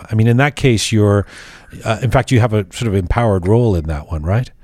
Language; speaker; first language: English; native; English